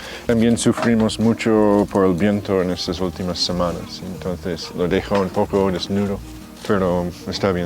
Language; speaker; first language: Spanish; non-native, fluent; English